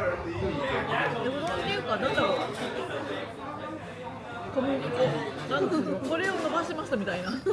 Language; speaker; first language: Japanese; native; Japanese